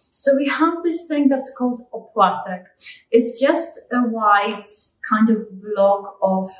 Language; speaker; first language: English; non-native, fluent; Polish